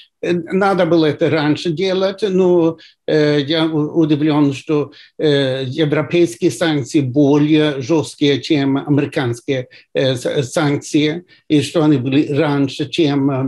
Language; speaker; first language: Russian; non-native, fluent; Swedish